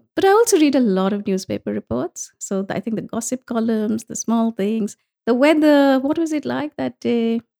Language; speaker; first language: English; non-native, local second language; Bangla